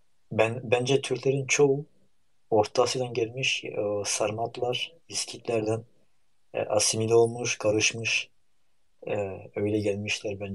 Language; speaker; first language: Turkish; early bilingual, heritage; Turkish